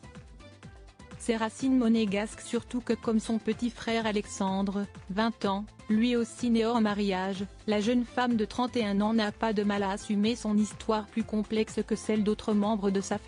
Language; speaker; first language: French; native; French